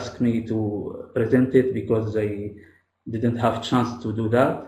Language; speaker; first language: English; non-native, fluent; Arabic